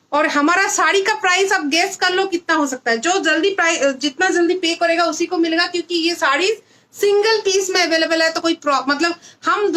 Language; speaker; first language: Hindi; non-native, local second language; Bangla